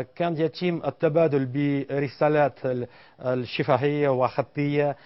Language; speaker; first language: Arabic; non-native, fluent; Russian